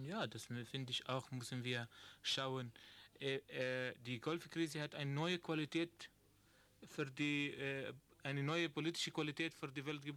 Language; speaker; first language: German; non-native, learner; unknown